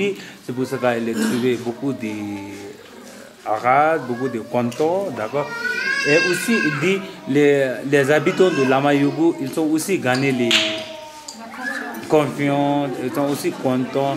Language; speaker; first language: French; non-native, learner; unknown